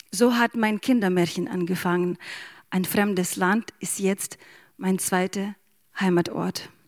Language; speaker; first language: German; non-native, fluent; Ukrainian